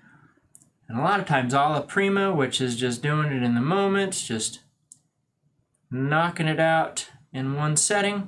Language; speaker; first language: English; native; English